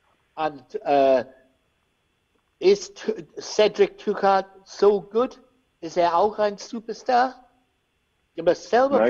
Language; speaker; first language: German; non-native, learner; English